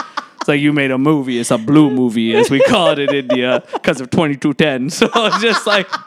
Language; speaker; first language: English; native; English